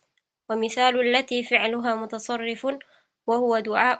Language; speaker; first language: Arabic; non-native, learner; Indonesian